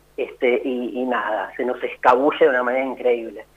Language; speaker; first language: Spanish; native; Spanish